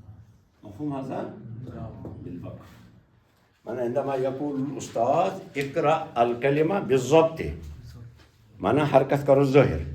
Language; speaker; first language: Arabic; non-native, fluent; Kashmiri